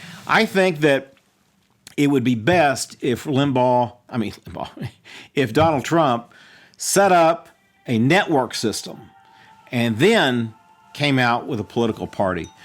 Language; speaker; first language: English; native; English